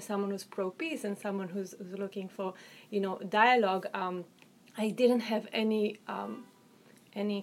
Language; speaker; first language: English; non-native, fluent; Hebrew